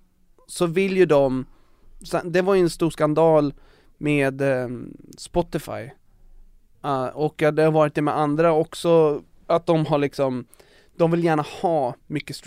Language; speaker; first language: Swedish; native; Swedish